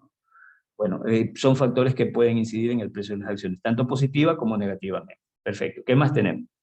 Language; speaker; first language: Spanish; native; Spanish